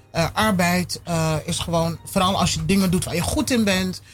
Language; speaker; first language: Dutch; early bilingual, other home language; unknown